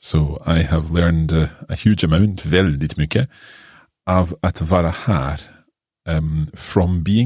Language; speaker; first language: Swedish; non-native, learner; English